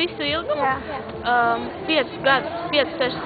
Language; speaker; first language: Latvian; non-native, local second language; Russian